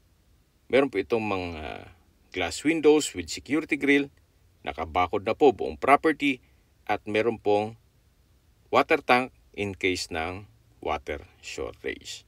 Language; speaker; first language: Filipino; native; Filipino